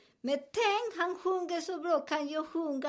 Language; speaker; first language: Swedish; non-native, fluent; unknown